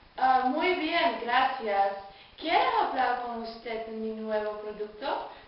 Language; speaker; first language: Spanish; non-native, learner; Dutch